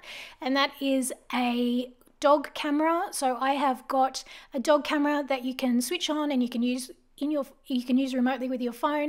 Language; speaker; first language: English; native; English